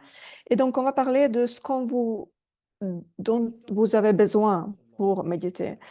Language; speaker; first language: French; non-native, fluent; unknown